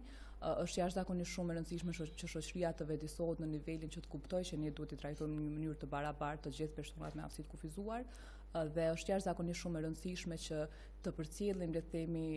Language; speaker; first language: Albanian; native; Albanian